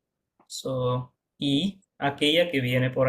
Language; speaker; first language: Spanish; non-native, fluent; Bangla